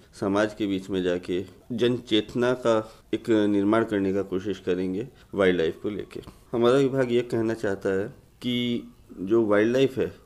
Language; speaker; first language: Hindi; native; Hindi